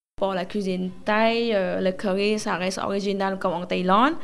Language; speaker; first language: French; non-native, learner; Thai